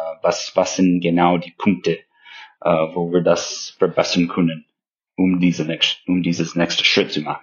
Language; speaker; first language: German; non-native, fluent; English